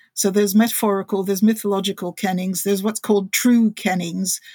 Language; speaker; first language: English; native; English